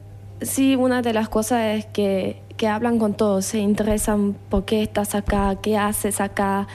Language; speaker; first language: Spanish; non-native, fluent; German